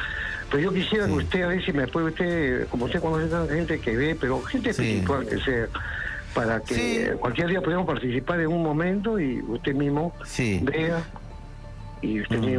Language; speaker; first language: Spanish; native; Spanish